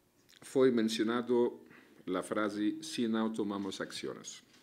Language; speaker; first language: Spanish; non-native, fluent; Arabic